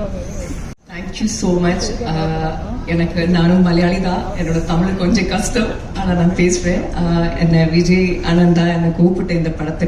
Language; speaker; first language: Tamil; non-native, learner; Malayalam